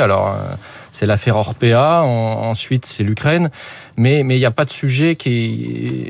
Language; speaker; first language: French; native; French